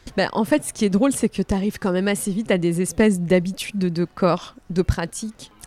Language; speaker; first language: French; native; French